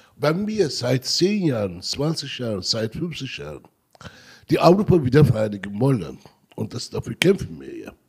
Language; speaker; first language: German; non-native, learner; Turkish